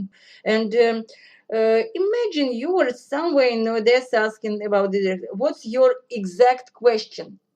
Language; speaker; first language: English; non-native, fluent; Russian